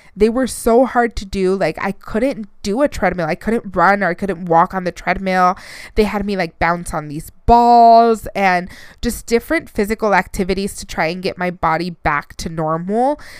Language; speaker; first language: English; early bilingual, other home language; Spanish